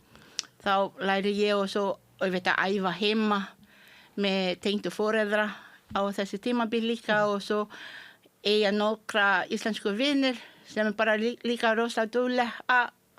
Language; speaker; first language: Icelandic; non-native, fluent; Malay